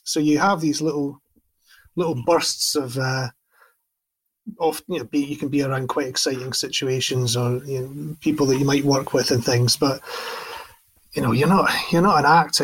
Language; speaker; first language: English; native; English